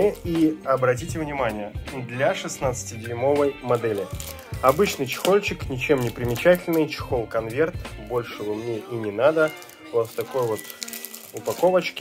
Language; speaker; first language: Russian; native; Russian